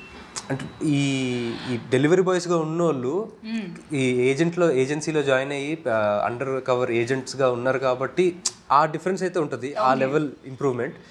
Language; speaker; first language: Telugu; native; Telugu